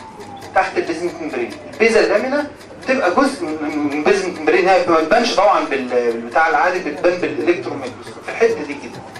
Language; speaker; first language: Arabic; native; Arabic